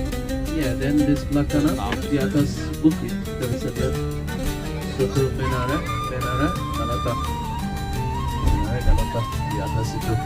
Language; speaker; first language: Indonesian; non-native, fluent; Turkish